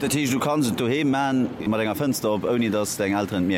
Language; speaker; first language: German; non-native, local second language; Luxembourgish